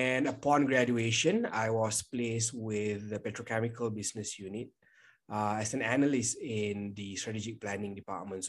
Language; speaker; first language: English; non-native, local second language; Malay